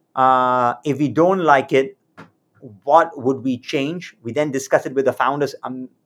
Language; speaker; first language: English; native; English